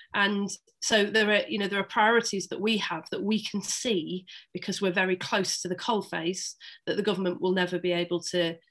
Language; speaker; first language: English; native; English